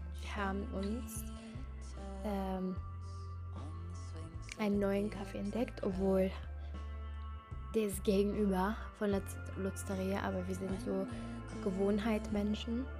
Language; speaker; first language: German; non-native, fluent; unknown